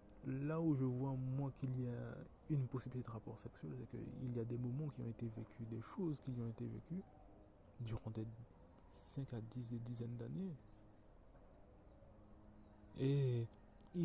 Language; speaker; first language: French; native; French